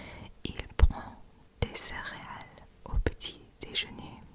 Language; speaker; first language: French; non-native, learner; English